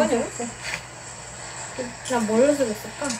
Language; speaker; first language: Korean; non-native, fluent; Japanese